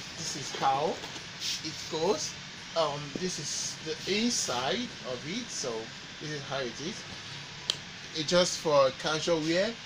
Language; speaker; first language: English; non-native, local second language; Igbo